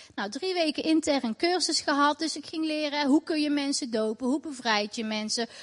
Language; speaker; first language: Dutch; native; Dutch